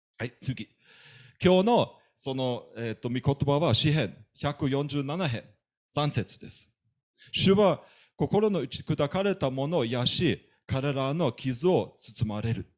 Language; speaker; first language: Japanese; non-native, fluent; German